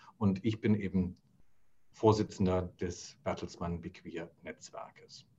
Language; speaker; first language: German; native; German